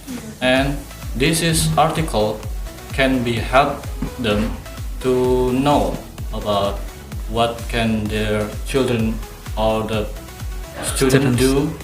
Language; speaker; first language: English; non-native, learner; Indonesian